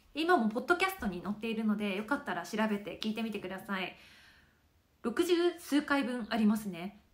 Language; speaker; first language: Japanese; native; Japanese